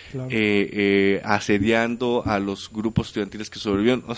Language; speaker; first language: Spanish; native; Spanish